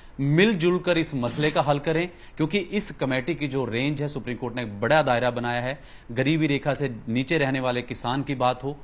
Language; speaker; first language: Hindi; non-native, local second language; Punjabi